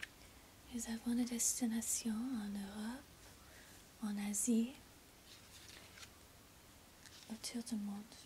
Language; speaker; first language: French; non-native, learner; English